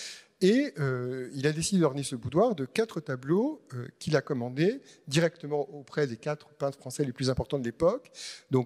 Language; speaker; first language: French; native; French